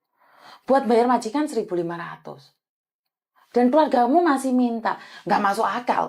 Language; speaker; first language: Malay; native; Malay